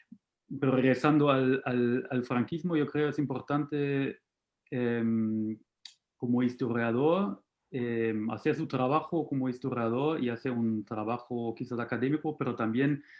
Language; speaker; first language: Spanish; non-native, fluent; German